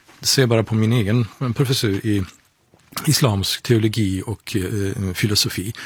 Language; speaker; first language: Swedish; non-native, fluent; Persian